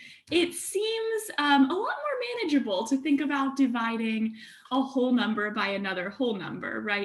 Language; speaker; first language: English; native; English